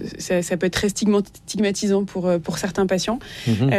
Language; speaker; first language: French; native; French